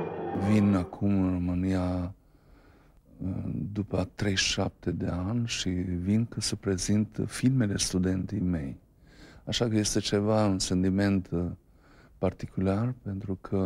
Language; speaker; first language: Romanian; non-native, fluent; Albanian